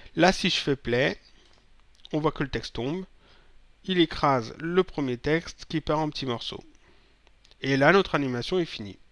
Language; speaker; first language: French; native; French